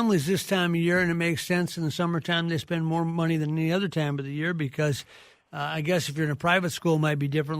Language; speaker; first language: English; native; English